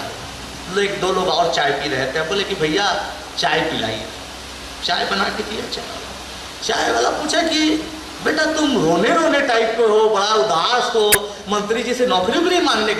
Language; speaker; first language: Hindi; native; Hindi